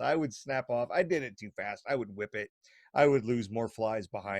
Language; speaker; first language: English; native; English